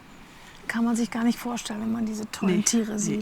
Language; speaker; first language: German; native; German